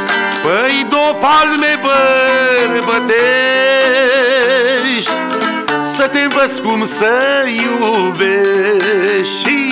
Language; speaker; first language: Romanian; native; Romanian